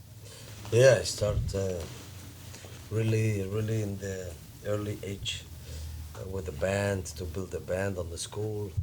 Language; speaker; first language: English; non-native, learner; Italian